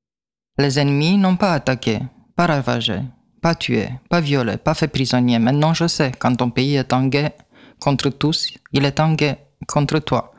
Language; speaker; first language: French; native; French